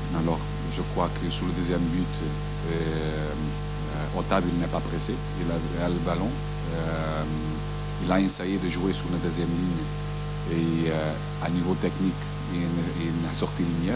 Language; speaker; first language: French; non-native, learner; Portuguese